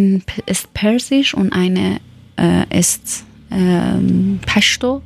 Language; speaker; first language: German; non-native, learner; Persian